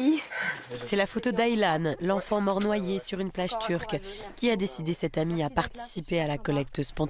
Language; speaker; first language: French; native; French